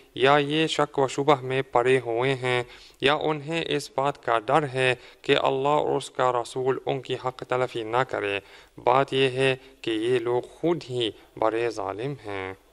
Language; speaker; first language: Urdu; non-native, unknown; Arabic